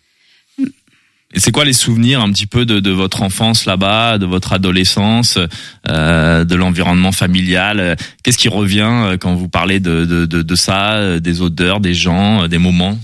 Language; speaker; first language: French; native; French